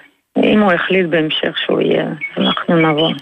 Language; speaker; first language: Hebrew; non-native, fluent; Russian